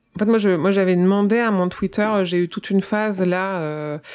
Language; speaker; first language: French; native; French